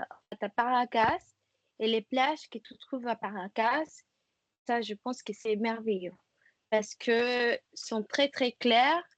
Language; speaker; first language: French; non-native, fluent; Spanish